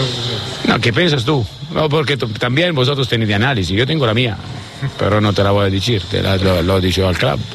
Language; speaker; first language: Spanish; non-native, learner; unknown